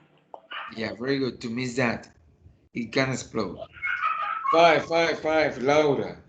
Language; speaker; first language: English; non-native, fluent; Spanish